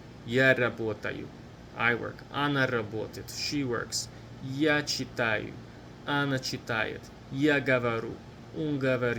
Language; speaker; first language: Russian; non-native, fluent; English